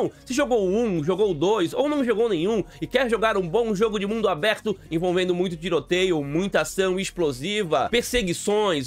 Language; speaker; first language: Portuguese; native; Portuguese